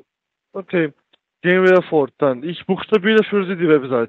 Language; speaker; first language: German; non-native, learner; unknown